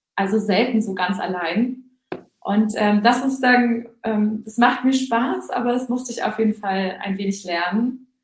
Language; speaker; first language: German; native; German